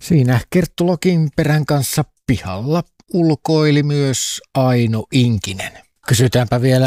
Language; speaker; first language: Finnish; native; Finnish